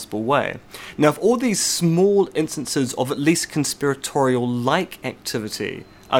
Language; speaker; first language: English; native; English